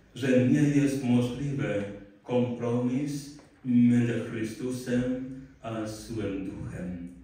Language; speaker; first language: Polish; non-native, fluent; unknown